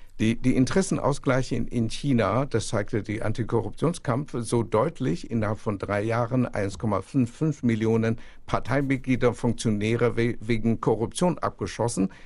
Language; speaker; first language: German; non-native, fluent; Chinese